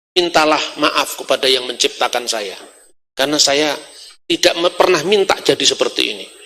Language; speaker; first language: Indonesian; non-native, local second language; Javanese